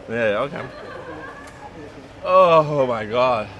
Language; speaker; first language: English; non-native, fluent; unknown